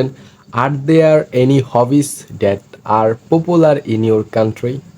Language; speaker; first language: English; non-native, fluent; Bangla